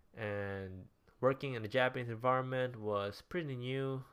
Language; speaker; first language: English; non-native, local second language; Cebuano